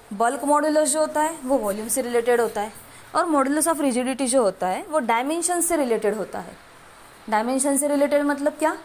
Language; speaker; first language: Hindi; non-native, local second language; Marathi